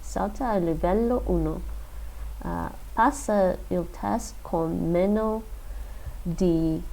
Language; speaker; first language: Italian; non-native, learner; English